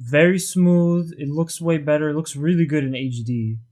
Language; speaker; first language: English; native; English